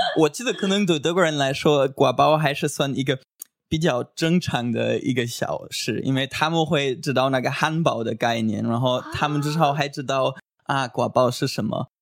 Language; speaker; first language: Chinese; non-native, fluent; German